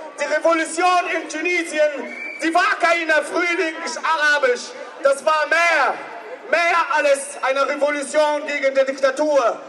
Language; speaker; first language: German; non-native, learner; Arabic